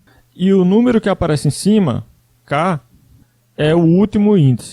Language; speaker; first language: Portuguese; native; Portuguese